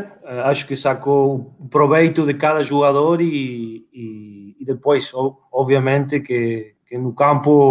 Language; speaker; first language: Portuguese; non-native, fluent; Spanish